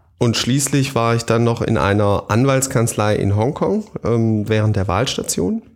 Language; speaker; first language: German; native; German